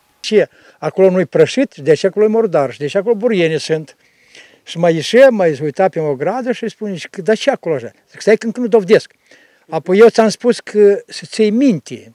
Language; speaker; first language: Romanian; native; Romanian